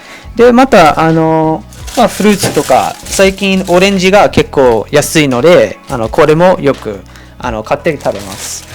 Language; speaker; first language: Japanese; non-native, fluent; English